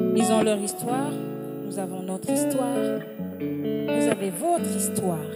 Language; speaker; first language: French; non-native, local second language; Wolof